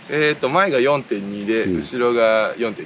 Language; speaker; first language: Japanese; native; Japanese